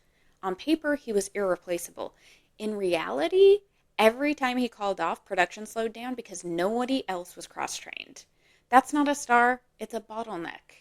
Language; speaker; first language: English; native; English